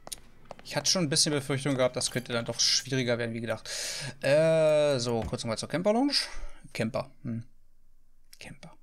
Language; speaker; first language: German; native; German